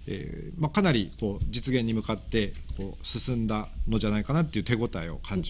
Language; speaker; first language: Japanese; native; Japanese